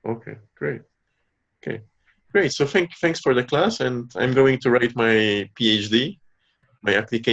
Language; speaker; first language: English; non-native, fluent; Polish